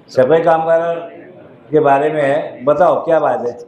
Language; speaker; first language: Hindi; non-native, local second language; Marathi